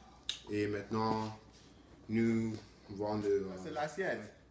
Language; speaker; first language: French; non-native, learner; English